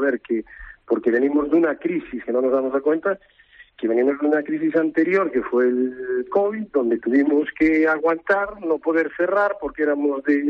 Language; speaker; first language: Spanish; native; Spanish